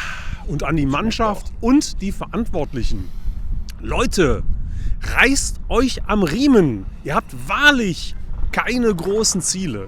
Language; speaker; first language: German; native; German